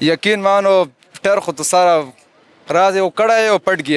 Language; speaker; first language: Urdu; non-native, local second language; Pashto